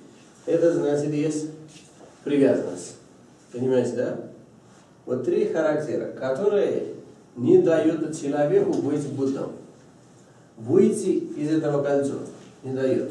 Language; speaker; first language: Russian; non-native, learner; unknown